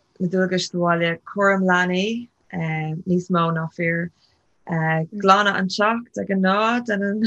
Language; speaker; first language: Irish; non-native, local second language; English